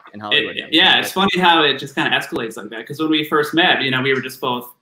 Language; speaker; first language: English; native; English